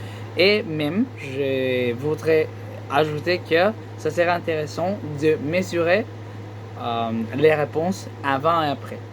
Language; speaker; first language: French; non-native, learner; Spanish